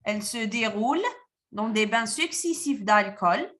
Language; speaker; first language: French; non-native, local second language; Arabic